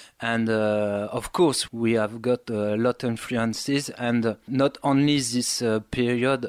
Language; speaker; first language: English; non-native, learner; French